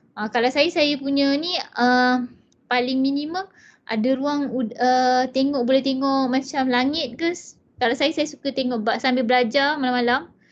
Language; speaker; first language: Malay; non-native, local second language; Chinese